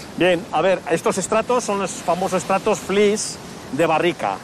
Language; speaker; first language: Spanish; native; Spanish